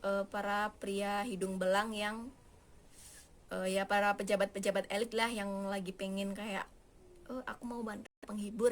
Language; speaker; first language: Indonesian; native; Indonesian